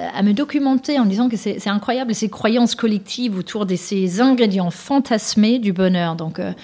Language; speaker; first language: French; non-native, fluent; Danish